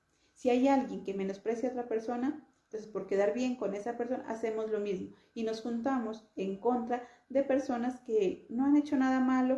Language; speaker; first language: Spanish; native; Spanish